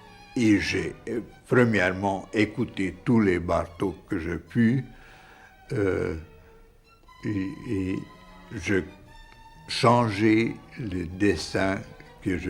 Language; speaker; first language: French; non-native, fluent; Hungarian